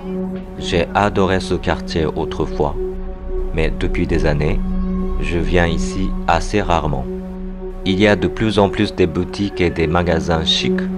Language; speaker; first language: French; non-native, fluent; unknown